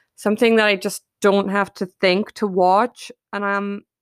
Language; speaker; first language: English; native; English